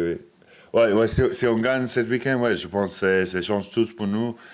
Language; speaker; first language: French; non-native, fluent; English